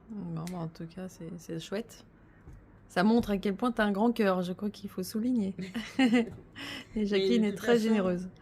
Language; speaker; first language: French; native; French